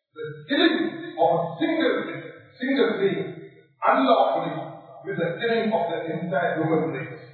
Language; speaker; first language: English; non-native, local second language; Tamil